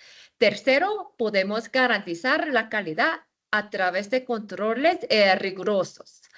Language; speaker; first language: Spanish; non-native, fluent; Korean